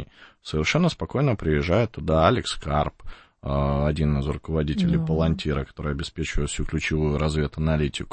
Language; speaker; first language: Russian; native; Russian